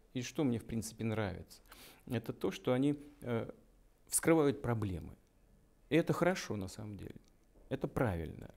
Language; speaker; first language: Russian; native; Russian